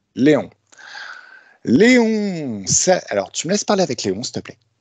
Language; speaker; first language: French; native; French